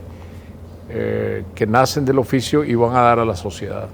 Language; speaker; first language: Spanish; native; Spanish